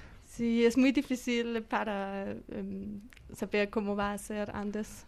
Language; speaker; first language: Spanish; non-native, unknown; Danish